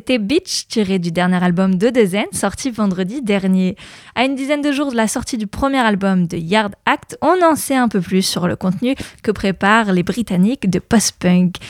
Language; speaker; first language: French; native; French